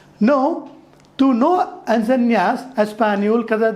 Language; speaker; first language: Spanish; non-native, fluent; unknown